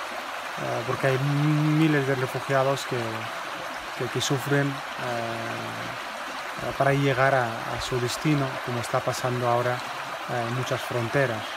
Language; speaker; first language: Spanish; non-native, fluent; Arabic